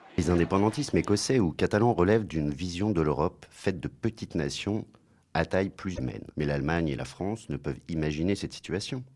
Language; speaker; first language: French; native; French